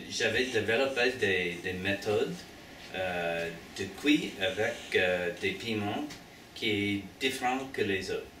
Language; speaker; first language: French; non-native, learner; English